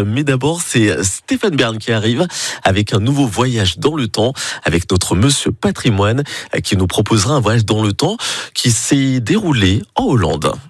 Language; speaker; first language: French; native; French